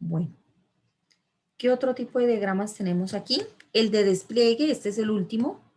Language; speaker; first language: Spanish; native; Spanish